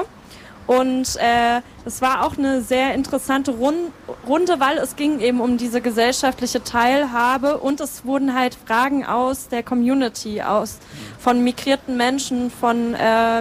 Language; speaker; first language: German; native; German